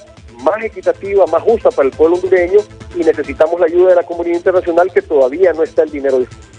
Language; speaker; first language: Spanish; native; Spanish